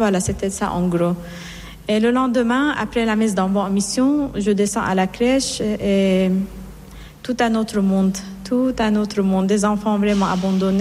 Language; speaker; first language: French; non-native, fluent; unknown